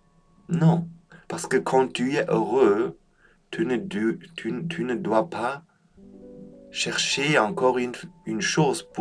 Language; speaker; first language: French; non-native, fluent; German